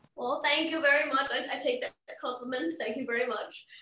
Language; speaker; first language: English; native; English